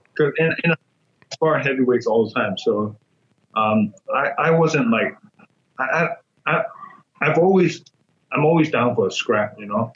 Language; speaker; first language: English; non-native, fluent; Burmese